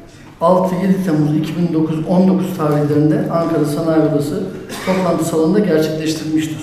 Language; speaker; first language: Turkish; native; Turkish